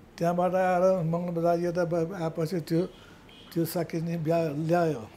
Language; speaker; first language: Nepali; non-native, local second language; Newari